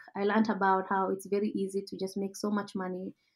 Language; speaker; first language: English; non-native, local second language; Kalenjin